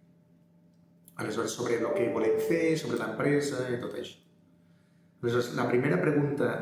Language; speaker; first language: Catalan; native; Catalan